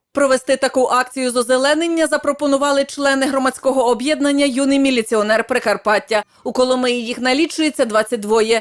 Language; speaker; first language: Ukrainian; native; Ukrainian